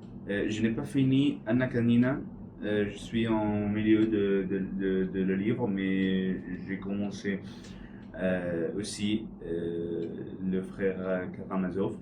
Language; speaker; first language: French; non-native, learner; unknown